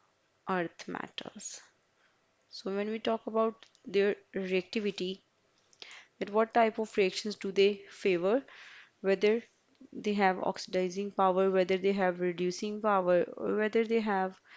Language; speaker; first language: English; non-native, local second language; Urdu